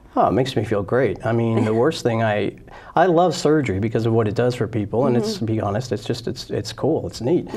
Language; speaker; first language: English; native; English